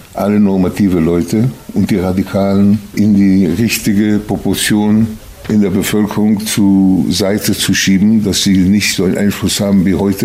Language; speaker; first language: German; non-native, fluent; Hebrew